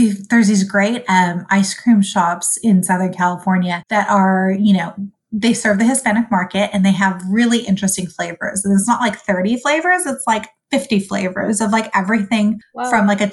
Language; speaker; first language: English; early bilingual, other home language; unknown